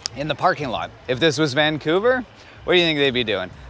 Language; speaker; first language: English; native; English